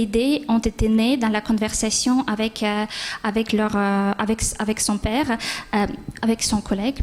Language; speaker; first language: French; non-native, fluent; Ukrainian